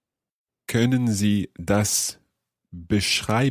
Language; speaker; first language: German; non-native, learner; English